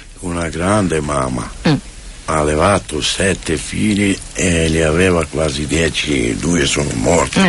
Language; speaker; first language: Italian; non-native, fluent; Romany